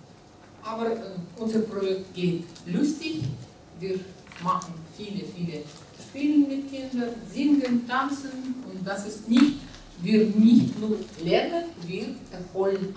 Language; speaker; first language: German; non-native, learner; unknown